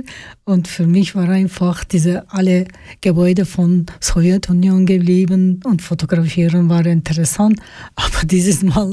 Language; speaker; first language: German; non-native, fluent; Georgian